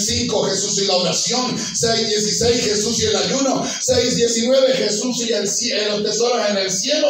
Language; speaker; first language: Spanish; native; Spanish